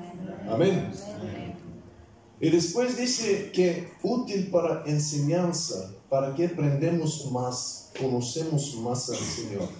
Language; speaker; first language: Spanish; non-native, fluent; Bulgarian